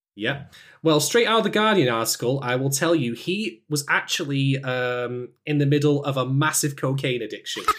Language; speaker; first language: English; native; English